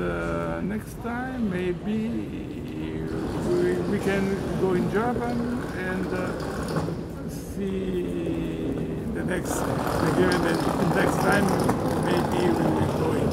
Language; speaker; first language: English; non-native, learner; Italian